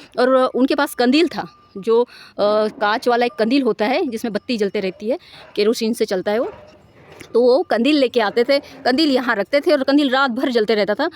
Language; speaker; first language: Hindi; non-native, local second language; Marathi